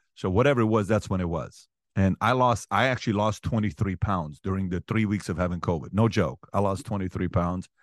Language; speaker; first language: English; early bilingual, other home language; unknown